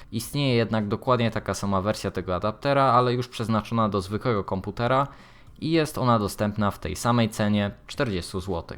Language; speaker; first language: Polish; native; Polish